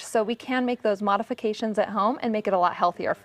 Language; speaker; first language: English; native; English